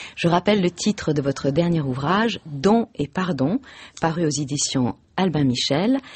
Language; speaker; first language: French; native; French